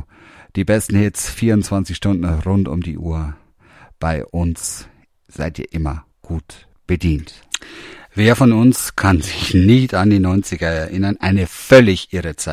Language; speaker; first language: German; native; German